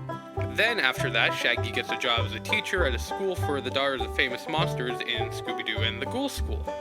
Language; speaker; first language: English; native; English